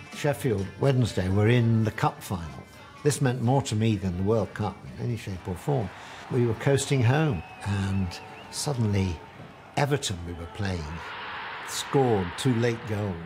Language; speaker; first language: English; native; English